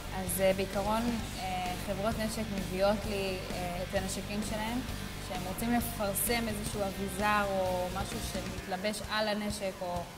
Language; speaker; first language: Hebrew; early bilingual, other home language; English